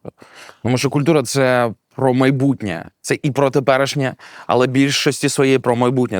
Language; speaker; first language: Ukrainian; native; Ukrainian